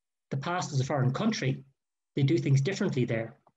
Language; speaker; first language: English; native; English